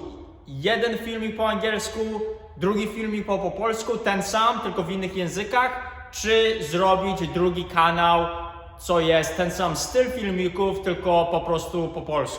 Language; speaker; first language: Polish; early bilingual, heritage; Polish